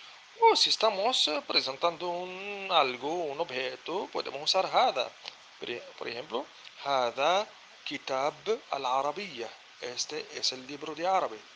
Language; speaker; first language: Spanish; non-native, fluent; Arabic